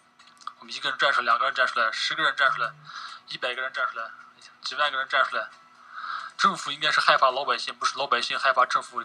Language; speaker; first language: Chinese; non-native, local second language; Uyghur